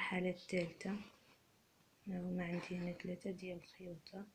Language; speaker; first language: Arabic; native; Arabic